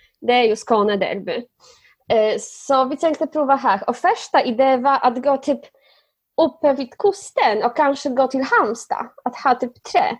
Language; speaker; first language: Swedish; non-native, fluent; Polish